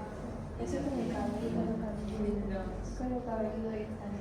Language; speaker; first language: Spanish; native; Spanish